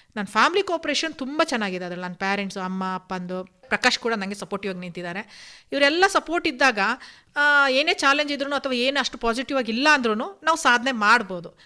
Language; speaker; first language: Kannada; non-native, local second language; Kodava